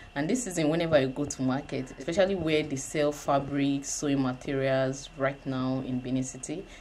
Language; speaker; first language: English; non-native, local second language; Yoruba